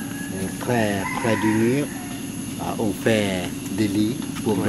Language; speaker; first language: French; non-native, fluent; Lao